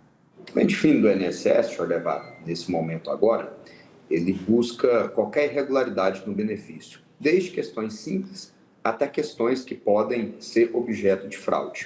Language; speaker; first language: Portuguese; native; Portuguese